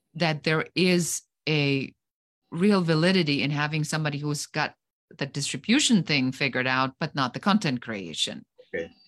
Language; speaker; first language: English; non-native, fluent; German